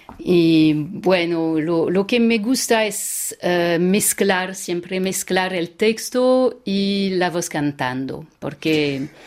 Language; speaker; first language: Spanish; non-native, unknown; French